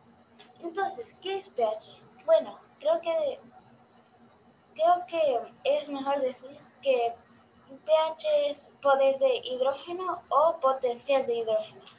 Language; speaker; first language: Spanish; early bilingual, heritage; Spanish